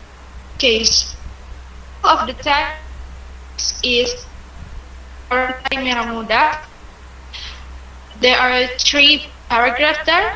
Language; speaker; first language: English; non-native, learner; Indonesian